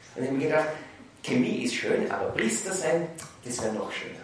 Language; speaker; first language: German; native; German